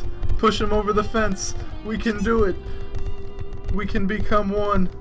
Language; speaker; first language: English; native; English